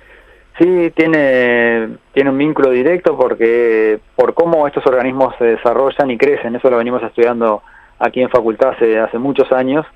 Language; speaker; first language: Spanish; native; Spanish